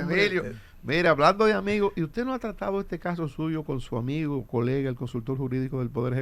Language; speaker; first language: Spanish; native; Spanish